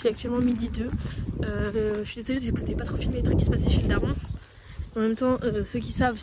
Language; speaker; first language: French; native; French